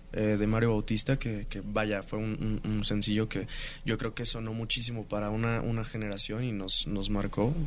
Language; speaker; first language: Spanish; native; Spanish